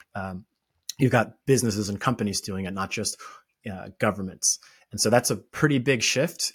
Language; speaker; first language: English; native; English